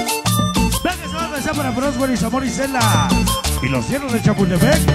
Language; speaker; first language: Spanish; native; Spanish